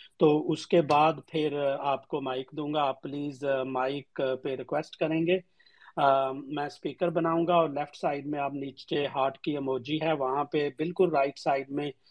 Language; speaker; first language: Urdu; native; Urdu